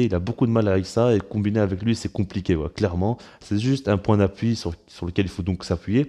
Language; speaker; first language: French; native; French